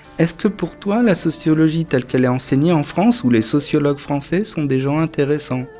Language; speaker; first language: French; native; French